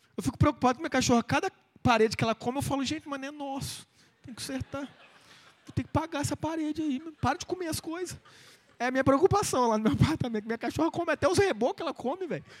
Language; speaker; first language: Portuguese; native; Portuguese